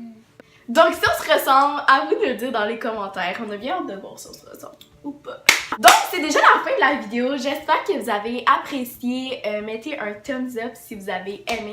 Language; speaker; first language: French; native; French